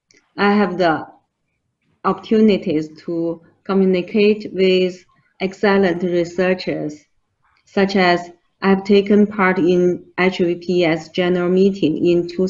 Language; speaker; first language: English; non-native, fluent; Chinese